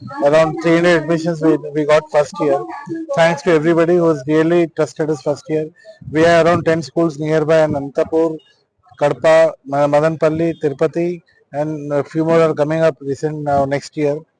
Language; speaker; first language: English; non-native, local second language; Telugu